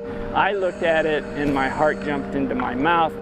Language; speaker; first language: English; native; English